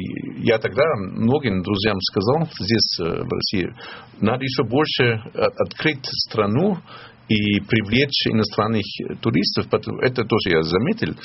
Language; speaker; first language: Russian; non-native, fluent; German